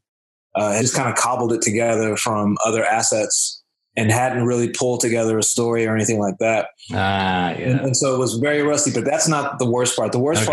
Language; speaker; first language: English; native; English